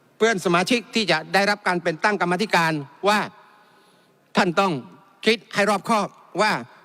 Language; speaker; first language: Thai; non-native, local second language; Malay